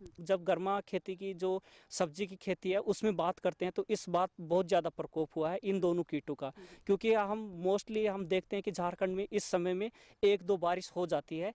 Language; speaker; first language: Hindi; native; Hindi